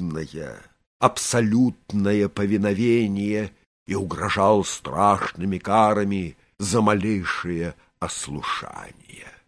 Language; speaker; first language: Russian; native; Russian